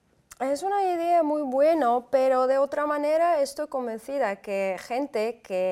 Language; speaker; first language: Spanish; non-native, fluent; Uzbek